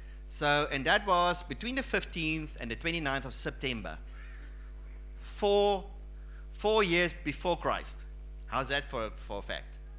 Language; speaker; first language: English; non-native, local second language; Afrikaans